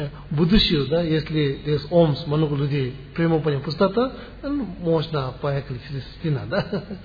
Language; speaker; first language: Russian; non-native, learner; Tibetan